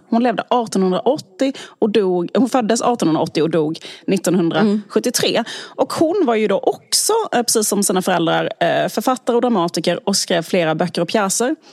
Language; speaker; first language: Swedish; native; Swedish